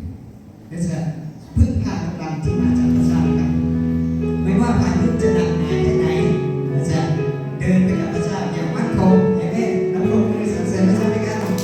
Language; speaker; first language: Thai; non-native, local second language; Iu Mien